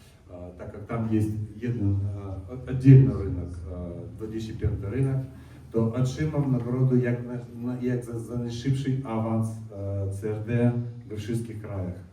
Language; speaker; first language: Polish; non-native, learner; Russian